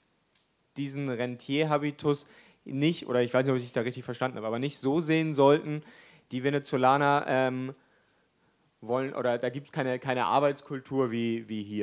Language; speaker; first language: German; native; German